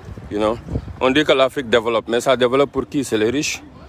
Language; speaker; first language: French; non-native, local second language; Wolof